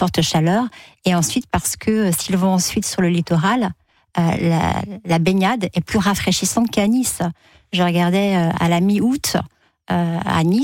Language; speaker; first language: French; native; French